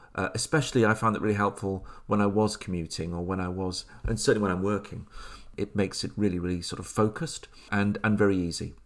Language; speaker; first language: English; native; English